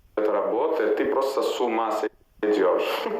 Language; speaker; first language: Russian; non-native, fluent; Italian